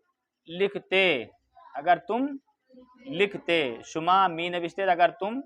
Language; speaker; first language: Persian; non-native, fluent; Urdu